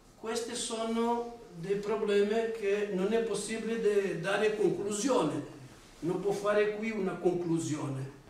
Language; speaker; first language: Italian; non-native, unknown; Portuguese